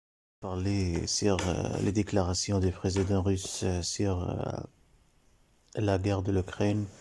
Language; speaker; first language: French; non-native, learner; Arabic